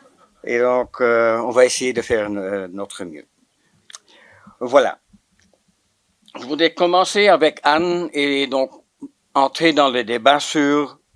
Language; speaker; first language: French; non-native, local second language; Dutch